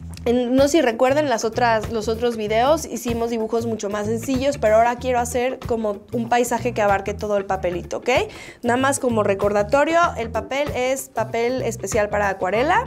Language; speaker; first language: Spanish; native; Spanish